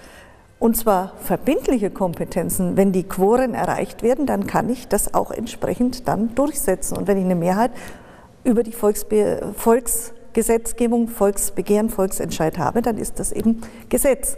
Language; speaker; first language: German; native; German